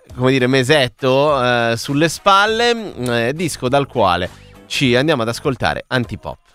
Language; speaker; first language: Italian; native; Italian